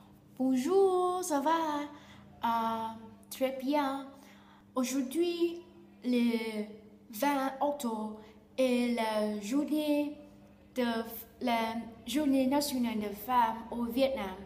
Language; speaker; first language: French; non-native, learner; Vietnamese